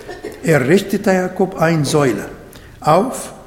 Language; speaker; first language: German; non-native, learner; Arabic